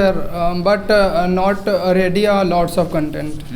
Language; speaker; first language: English; non-native, learner; Hindi